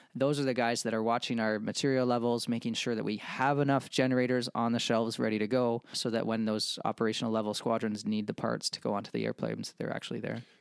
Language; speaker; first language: English; native; English